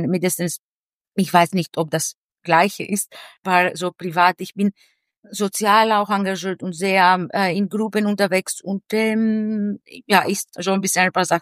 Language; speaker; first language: German; non-native, fluent; Greek